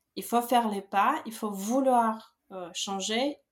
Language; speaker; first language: French; non-native, fluent; Russian